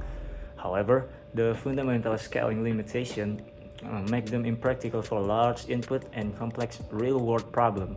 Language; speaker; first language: English; non-native, learner; Indonesian